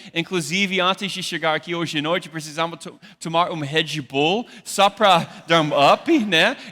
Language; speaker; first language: Portuguese; non-native, fluent; English